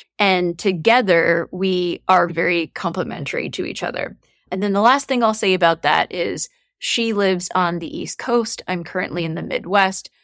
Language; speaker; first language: English; native; English